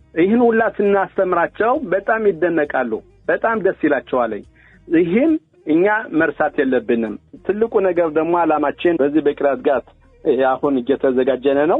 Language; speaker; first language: Amharic; early bilingual, heritage; Amharic